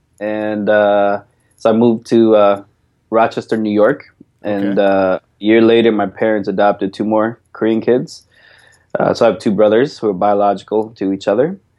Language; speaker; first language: English; early bilingual, other home language; Korean